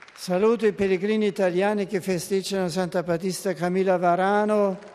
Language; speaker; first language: Italian; non-native, fluent; German